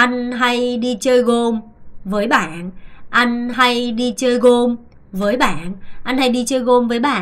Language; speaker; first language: Vietnamese; non-native, fluent; Korean